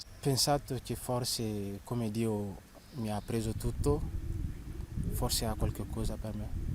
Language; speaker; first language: Italian; non-native, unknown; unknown